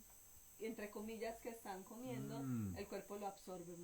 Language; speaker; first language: Spanish; native; Spanish